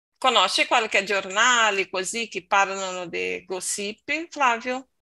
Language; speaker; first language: Italian; non-native, learner; Portuguese